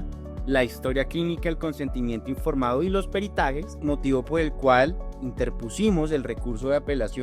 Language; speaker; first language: Spanish; native; Spanish